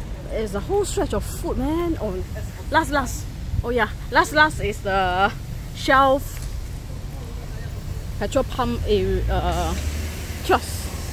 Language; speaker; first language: English; non-native, local second language; Chinese